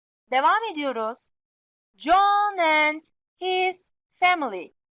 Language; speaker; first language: English; non-native, fluent; Turkish